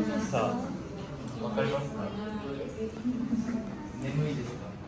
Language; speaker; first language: Japanese; non-native, learner; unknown